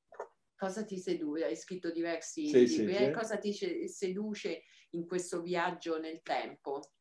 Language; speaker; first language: Italian; non-native, fluent; French